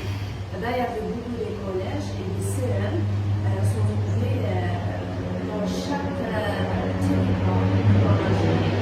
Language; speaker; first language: French; non-native, local second language; Arabic